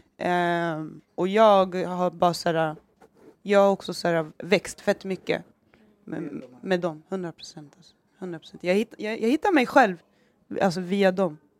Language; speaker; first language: Swedish; early bilingual, other home language; Somali